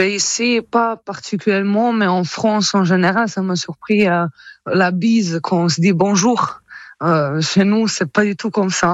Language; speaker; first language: French; non-native, fluent; Croatian